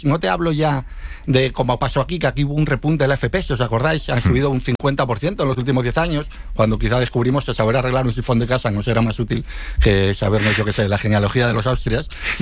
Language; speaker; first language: Spanish; native; Spanish